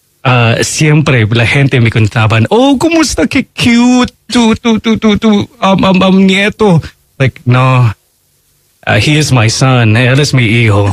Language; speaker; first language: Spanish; non-native, fluent; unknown